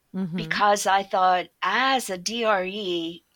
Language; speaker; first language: English; early bilingual, other home language; Polish